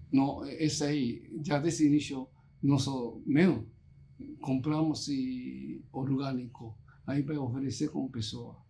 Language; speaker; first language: Portuguese; non-native, learner; Japanese